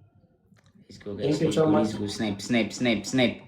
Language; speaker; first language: English; non-native, learner; Tigrinya